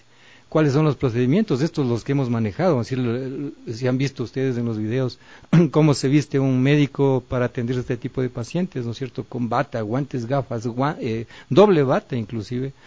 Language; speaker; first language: Spanish; native; Spanish